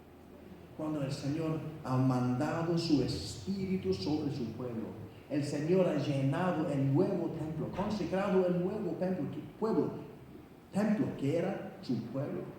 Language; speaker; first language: Spanish; non-native, fluent; Icelandic